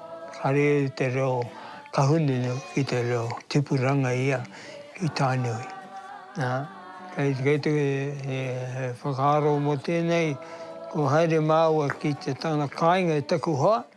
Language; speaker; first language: Māori; non-native, local second language; English